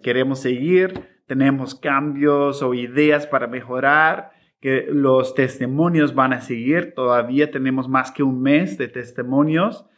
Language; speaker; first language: Spanish; non-native, fluent; English